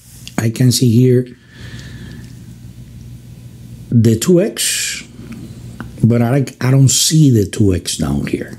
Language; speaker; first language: English; non-native, fluent; Spanish